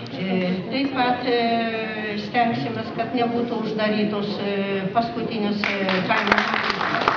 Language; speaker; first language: Lithuanian; non-native, local second language; Polish